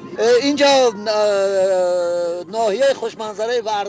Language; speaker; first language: Persian; native; Persian